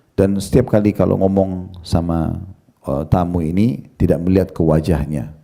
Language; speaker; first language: Indonesian; native; Indonesian